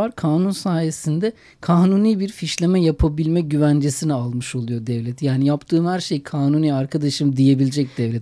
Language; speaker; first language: Turkish; native; Turkish